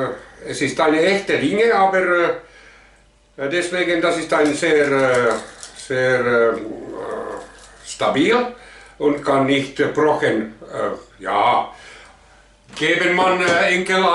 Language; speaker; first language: German; non-native, learner; Finnish